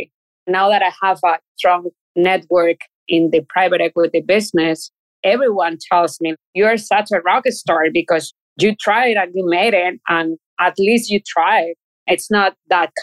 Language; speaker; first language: English; non-native, fluent; Spanish